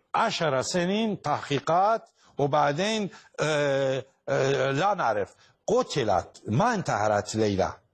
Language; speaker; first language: Arabic; non-native, fluent; Persian